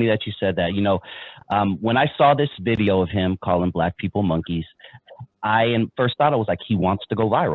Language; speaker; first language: English; native; English